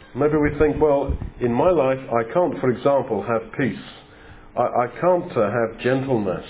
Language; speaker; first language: English; native; English